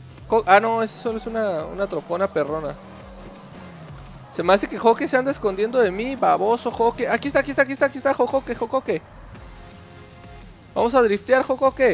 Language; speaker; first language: Spanish; native; Spanish